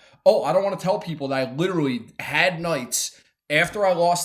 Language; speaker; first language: English; native; English